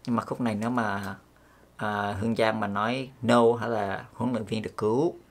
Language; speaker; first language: Vietnamese; early bilingual, heritage; Vietnamese